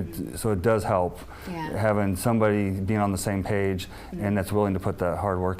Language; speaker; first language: English; native; English